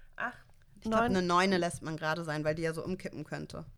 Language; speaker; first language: German; native; German